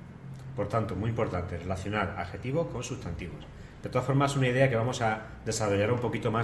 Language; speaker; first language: Spanish; native; Spanish